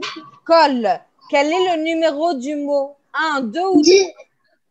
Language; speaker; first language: French; non-native, fluent; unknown